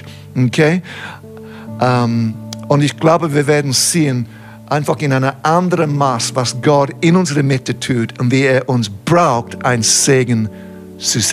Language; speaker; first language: German; non-native, fluent; English